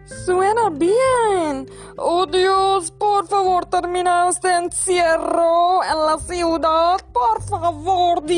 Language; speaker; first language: Spanish; non-native, learner; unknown